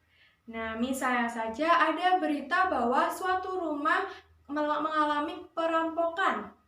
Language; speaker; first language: Indonesian; native; Indonesian